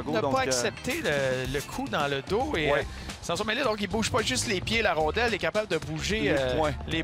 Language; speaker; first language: French; native; French